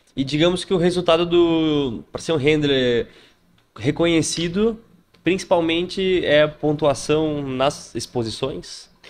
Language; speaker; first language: Portuguese; native; Portuguese